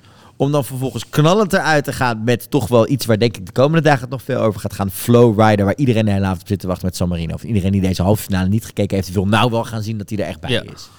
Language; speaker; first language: Dutch; native; Dutch